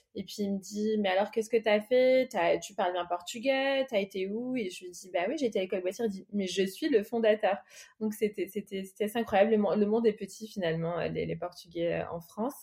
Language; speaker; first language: French; early bilingual, other home language; Portuguese